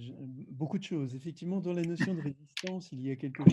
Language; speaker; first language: French; native; French